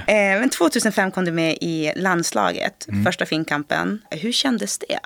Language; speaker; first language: Swedish; early bilingual, other home language; Portuguese